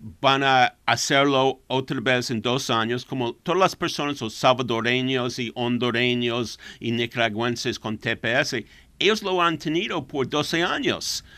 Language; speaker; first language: Spanish; non-native, fluent; English